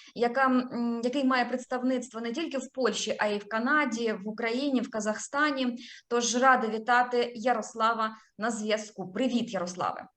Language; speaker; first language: Ukrainian; native; Ukrainian